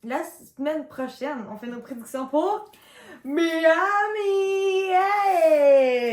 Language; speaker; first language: French; native; French